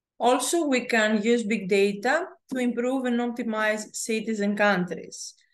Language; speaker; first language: English; non-native, fluent; Greek